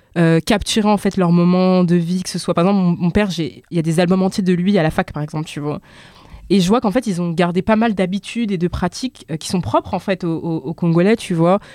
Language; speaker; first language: French; early bilingual, other home language; Lingala